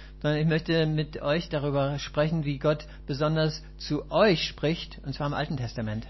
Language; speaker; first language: German; native; German